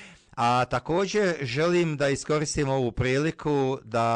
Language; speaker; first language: Croatian; native; Croatian